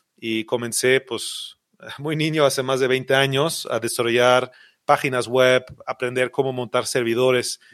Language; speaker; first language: Spanish; non-native, fluent; German